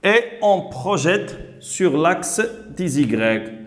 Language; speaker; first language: French; non-native, local second language; Arabic